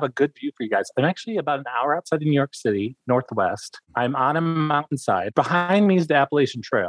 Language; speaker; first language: English; native; English